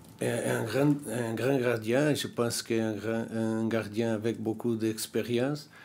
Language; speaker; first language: French; non-native, learner; Portuguese